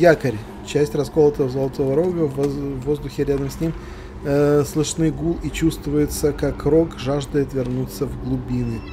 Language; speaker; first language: Russian; native; Russian